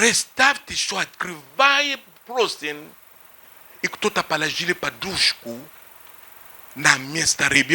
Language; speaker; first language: Russian; non-native, fluent; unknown